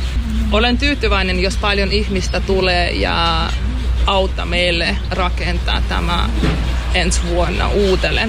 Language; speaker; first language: Finnish; non-native, fluent; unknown